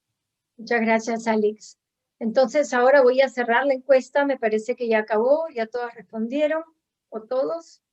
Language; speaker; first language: Spanish; native; Spanish